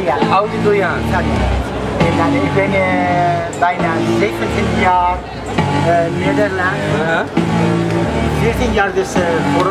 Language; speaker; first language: Dutch; non-native, learner; Italian